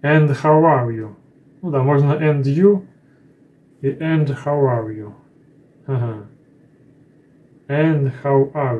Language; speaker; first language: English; non-native, learner; Russian